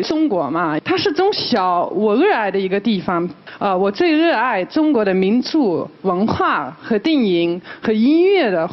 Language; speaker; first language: Chinese; non-native, fluent; German